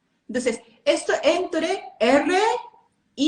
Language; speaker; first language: Spanish; non-native, learner; Japanese